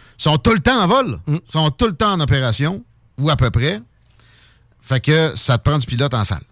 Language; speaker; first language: French; native; French